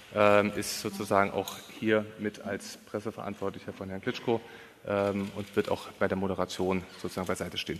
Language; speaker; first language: German; native; German